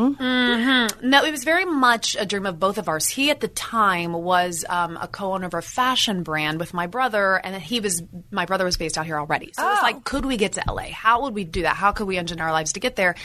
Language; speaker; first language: English; native; English